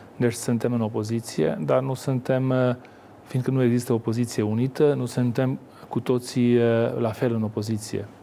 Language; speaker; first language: Romanian; non-native, local second language; Hungarian